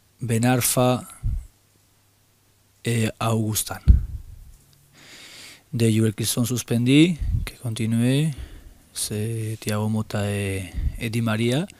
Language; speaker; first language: French; non-native, learner; Spanish